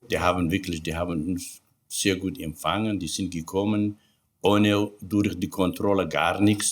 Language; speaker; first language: German; non-native, learner; Kurdish